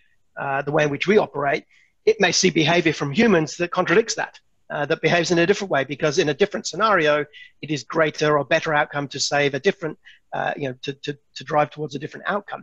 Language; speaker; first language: English; native; English